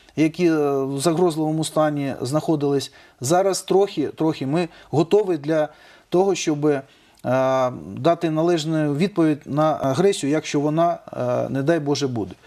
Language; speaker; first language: Ukrainian; non-native, local second language; Russian